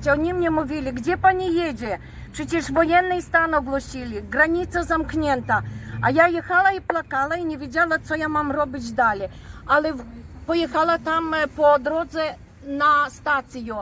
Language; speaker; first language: Polish; non-native, fluent; Ukrainian